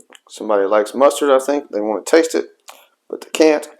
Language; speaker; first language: English; native; English